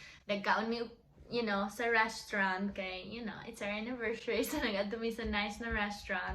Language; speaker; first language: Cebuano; non-native, local second language; English